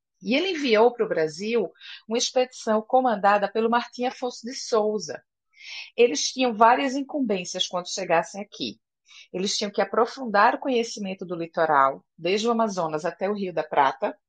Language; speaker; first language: Portuguese; native; Portuguese